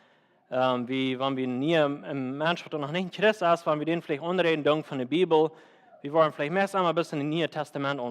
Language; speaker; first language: German; non-native, learner; Plautdietsch